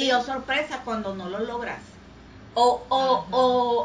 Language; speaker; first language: Spanish; native; Spanish